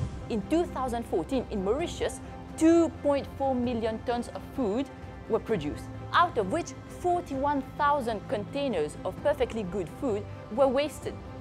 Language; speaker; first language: English; non-native, local second language; Morisyen